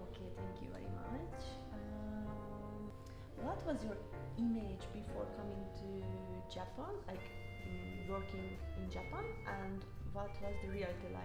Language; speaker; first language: English; non-native, fluent; Japanese